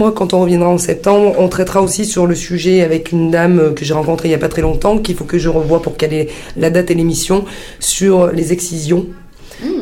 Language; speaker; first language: French; early bilingual, heritage; Italian